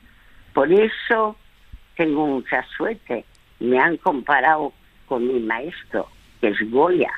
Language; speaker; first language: Spanish; early bilingual, other home language; French